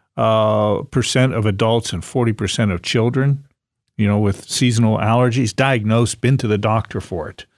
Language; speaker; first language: English; native; English